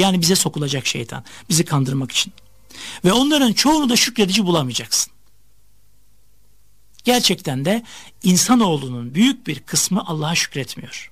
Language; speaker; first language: Turkish; native; Turkish